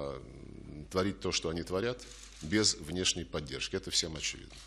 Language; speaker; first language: Russian; native; Russian